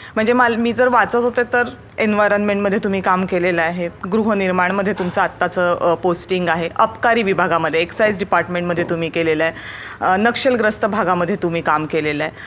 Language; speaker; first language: Marathi; native; Marathi